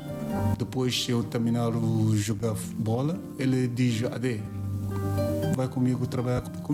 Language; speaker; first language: Portuguese; non-native, learner; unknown